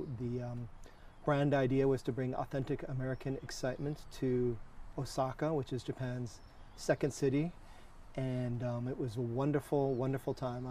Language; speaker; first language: English; native; English